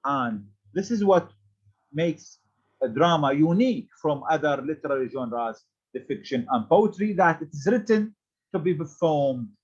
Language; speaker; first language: English; non-native, fluent; Arabic